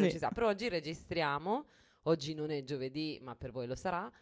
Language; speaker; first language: Italian; native; Italian